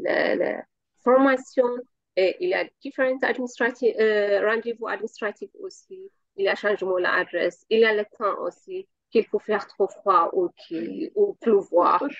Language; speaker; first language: French; non-native, learner; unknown